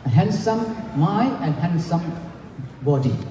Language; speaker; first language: English; non-native, learner; Thai